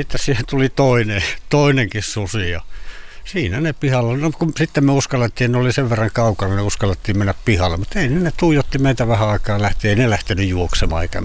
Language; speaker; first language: Finnish; native; Finnish